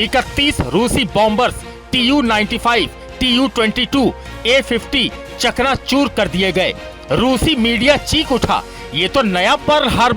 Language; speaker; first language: Hindi; native; Hindi